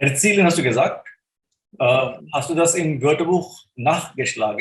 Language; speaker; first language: German; non-native, fluent; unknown